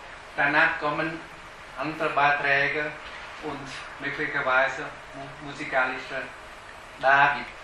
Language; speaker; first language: German; non-native, fluent; Vietnamese